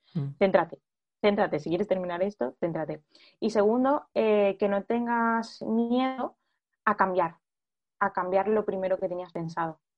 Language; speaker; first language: Spanish; native; Spanish